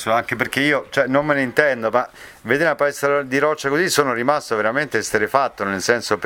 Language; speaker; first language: Italian; native; Italian